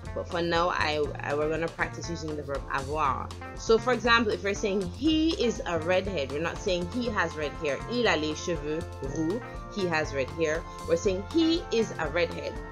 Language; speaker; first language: English; native; English